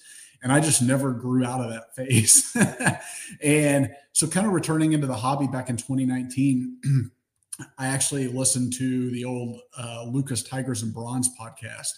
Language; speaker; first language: English; native; English